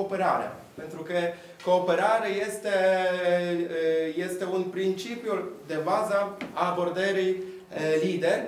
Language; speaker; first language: Romanian; non-native, fluent; Polish